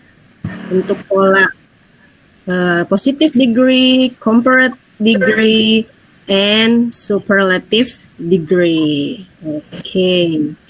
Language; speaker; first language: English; non-native, fluent; Indonesian